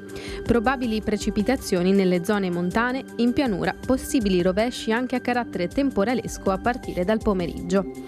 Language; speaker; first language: Italian; native; Italian